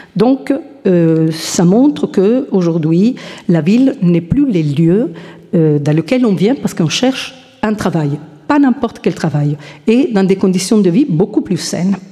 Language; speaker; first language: French; non-native, fluent; Italian